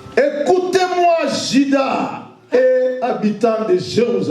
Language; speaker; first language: French; non-native, local second language; Lingala